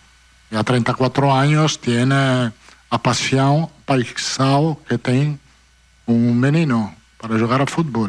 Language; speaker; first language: Spanish; non-native, fluent; Italian